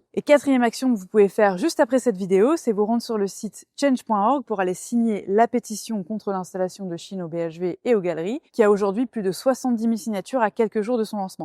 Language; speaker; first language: French; native; French